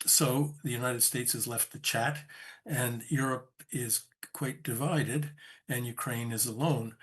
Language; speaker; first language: English; native; English